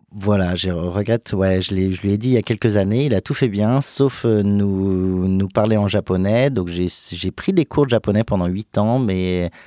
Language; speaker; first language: French; native; French